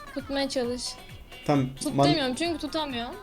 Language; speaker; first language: Turkish; non-native, fluent; Arabic